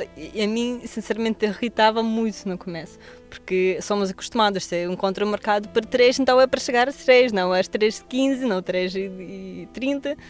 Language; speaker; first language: Portuguese; non-native, fluent; Russian